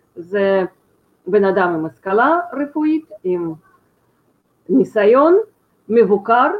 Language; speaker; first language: Hebrew; non-native, fluent; Russian